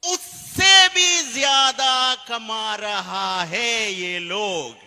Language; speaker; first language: Hindi; non-native, fluent; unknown